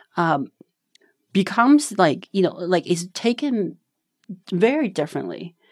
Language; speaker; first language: English; non-native, fluent; Chinese